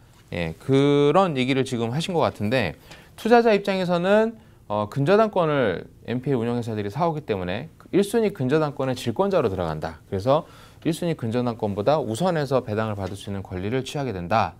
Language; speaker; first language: Korean; native; Korean